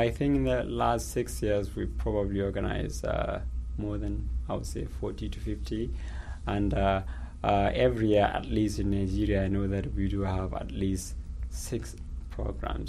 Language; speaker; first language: English; non-native, local second language; Hausa